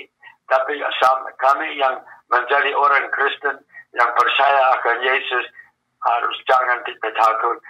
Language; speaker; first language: Indonesian; non-native, fluent; English